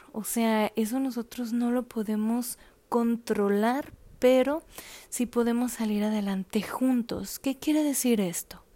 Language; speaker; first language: Spanish; native; Spanish